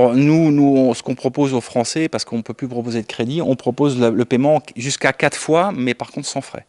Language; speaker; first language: French; native; French